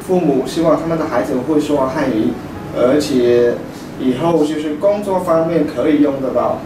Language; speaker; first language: Chinese; non-native, fluent; Khmer